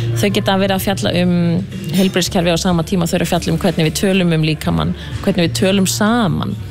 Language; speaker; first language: Icelandic; native; Icelandic